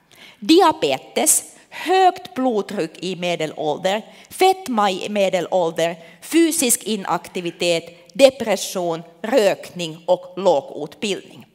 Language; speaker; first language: Swedish; non-native, local second language; Finnish